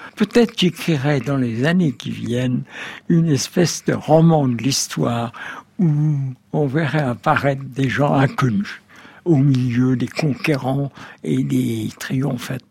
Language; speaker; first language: French; native; French